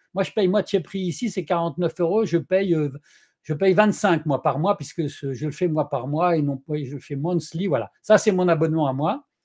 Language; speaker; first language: French; native; French